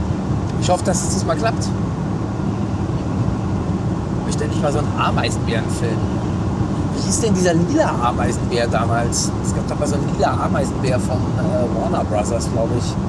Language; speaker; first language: German; native; German